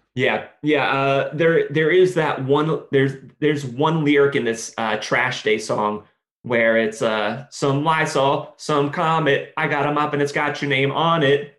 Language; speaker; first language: English; native; English